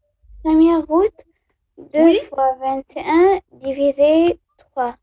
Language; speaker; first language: French; non-native, learner; Arabic